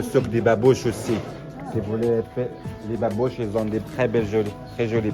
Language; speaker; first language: French; non-native, local second language; Arabic